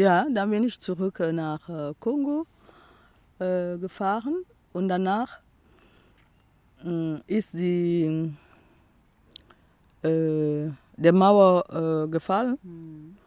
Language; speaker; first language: German; non-native, local second language; French